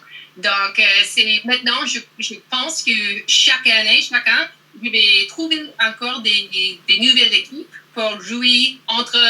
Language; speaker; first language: French; non-native, learner; English